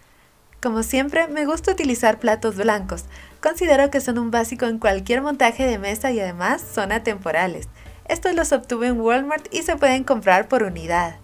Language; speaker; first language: Spanish; native; Spanish